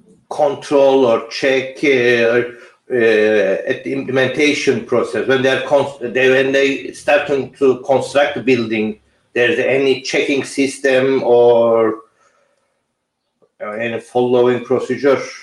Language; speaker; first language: English; non-native, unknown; Turkish